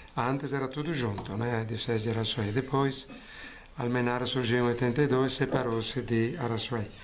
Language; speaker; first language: Portuguese; non-native, fluent; Italian